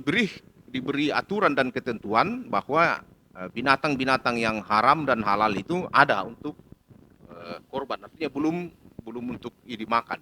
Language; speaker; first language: Indonesian; native; Indonesian